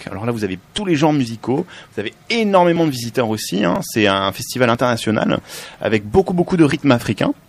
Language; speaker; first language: French; native; French